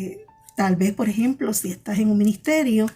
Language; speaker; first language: Spanish; native; Spanish